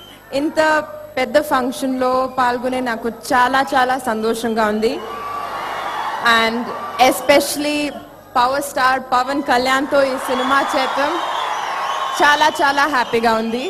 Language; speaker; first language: Telugu; non-native, learner; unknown